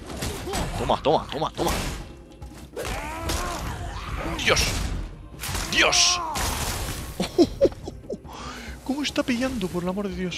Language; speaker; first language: Spanish; native; Spanish